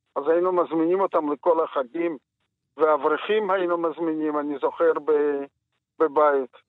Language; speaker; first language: Hebrew; non-native, fluent; Yiddish